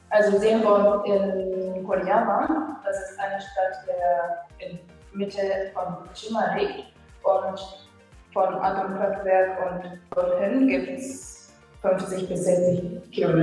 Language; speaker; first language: German; non-native, fluent; Japanese